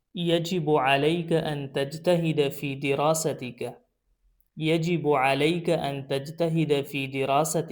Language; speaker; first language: Arabic; non-native, fluent; Urdu